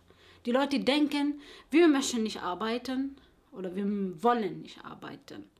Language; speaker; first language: German; non-native, learner; Arabic